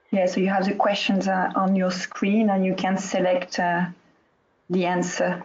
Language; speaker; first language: English; non-native, fluent; French